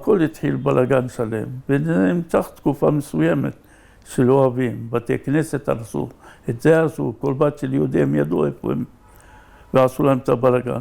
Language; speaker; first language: Hebrew; native; Hebrew